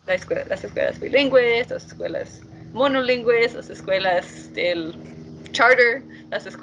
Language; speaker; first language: Spanish; non-native, fluent; English